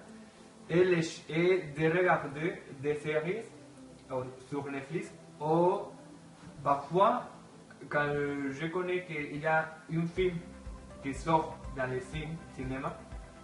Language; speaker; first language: French; non-native, learner; Spanish